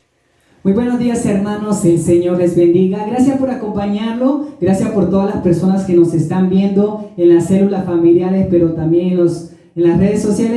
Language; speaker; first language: Spanish; native; Spanish